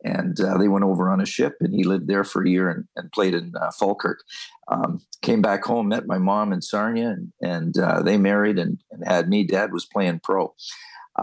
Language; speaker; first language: English; native; English